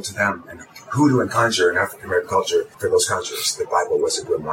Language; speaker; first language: English; native; English